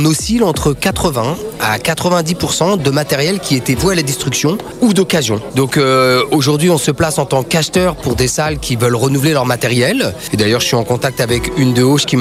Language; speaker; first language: French; native; French